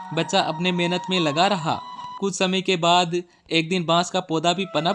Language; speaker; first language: Hindi; native; Hindi